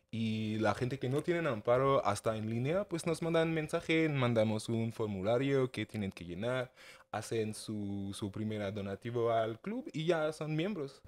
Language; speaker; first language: Spanish; non-native, fluent; French